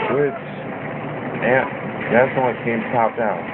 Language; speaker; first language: English; native; English